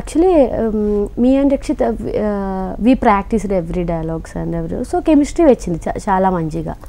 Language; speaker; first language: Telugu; non-native, learner; Malayalam